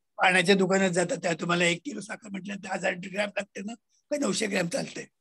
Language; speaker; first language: Marathi; native; Marathi